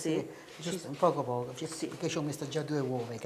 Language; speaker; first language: Italian; native; Italian